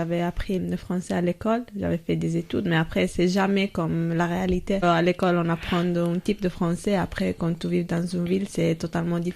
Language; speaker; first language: French; non-native, fluent; Italian